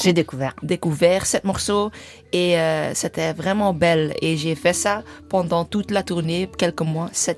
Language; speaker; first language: French; non-native, learner; English